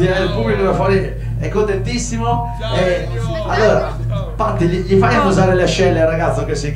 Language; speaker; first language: Italian; native; Italian